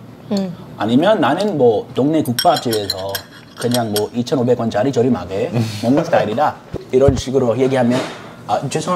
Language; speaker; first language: Korean; non-native, fluent; English